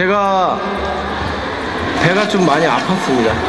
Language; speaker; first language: Korean; native; Korean